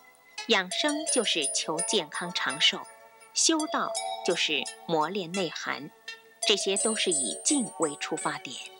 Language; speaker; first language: Chinese; native; Chinese